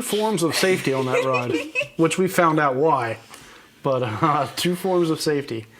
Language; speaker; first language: English; native; English